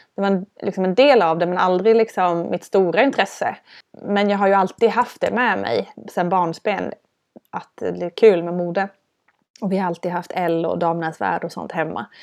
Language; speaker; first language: Swedish; native; Swedish